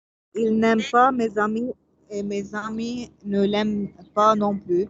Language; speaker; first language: French; non-native, learner; Arabic